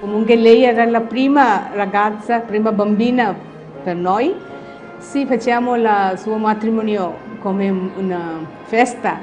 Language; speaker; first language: Italian; non-native, learner; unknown